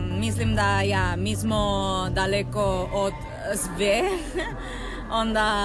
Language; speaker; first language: Croatian; non-native, learner; Spanish